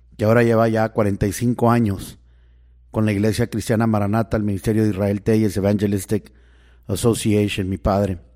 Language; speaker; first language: Spanish; early bilingual, heritage; Spanish